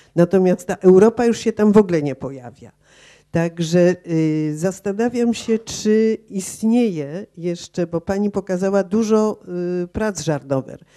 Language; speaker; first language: Polish; native; Polish